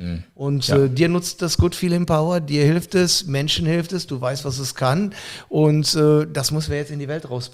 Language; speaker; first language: German; native; German